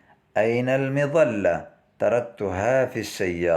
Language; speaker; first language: Arabic; non-native, fluent; Urdu